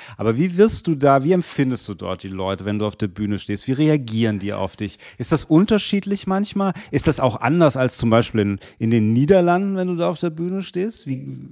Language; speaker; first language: German; native; German